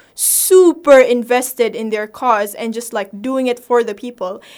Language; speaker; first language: English; non-native, local second language; Malay